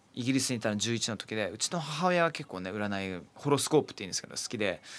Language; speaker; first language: Japanese; native; Japanese